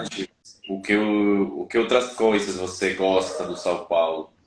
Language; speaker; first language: Portuguese; non-native, learner; Spanish